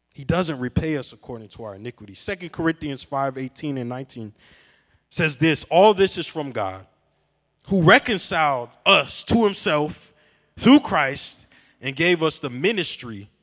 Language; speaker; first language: English; native; English